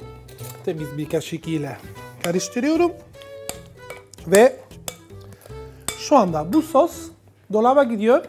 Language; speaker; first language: Turkish; non-native, fluent; Italian